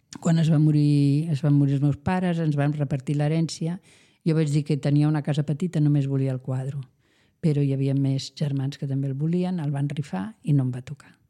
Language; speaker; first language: Catalan; non-native, local second language; Spanish